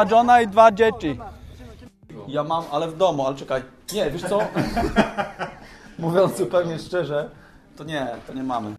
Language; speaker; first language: Polish; native; Polish